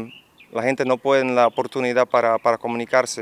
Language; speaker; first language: Spanish; non-native, fluent; Dutch